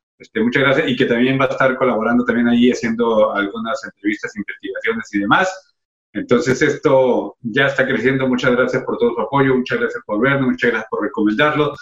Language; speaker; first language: Spanish; native; Spanish